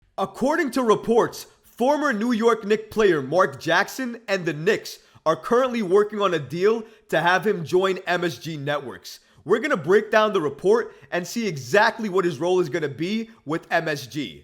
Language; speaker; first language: English; native; English